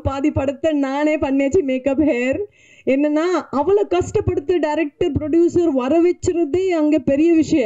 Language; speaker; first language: Tamil; non-native, learner; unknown